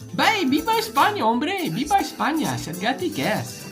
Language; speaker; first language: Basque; non-native, learner; English